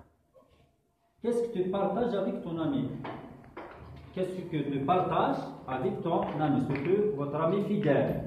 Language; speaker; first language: French; non-native, local second language; Kabyle